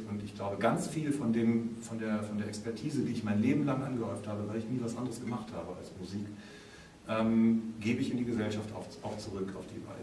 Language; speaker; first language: German; native; German